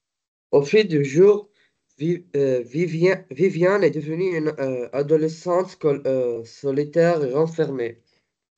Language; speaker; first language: French; non-native, learner; Arabic